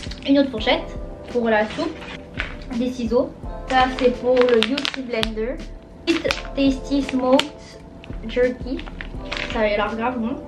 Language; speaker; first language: French; native; French